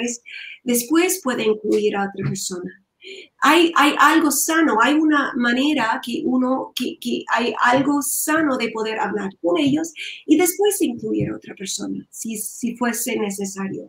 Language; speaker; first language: Spanish; non-native, learner; English